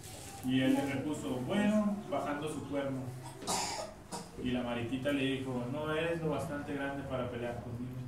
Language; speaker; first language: Spanish; native; Spanish